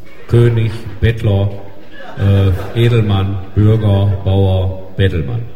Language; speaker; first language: German; native; German